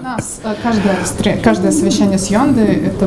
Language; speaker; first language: Russian; native; Russian